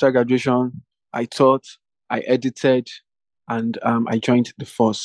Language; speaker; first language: English; non-native, local second language; Yoruba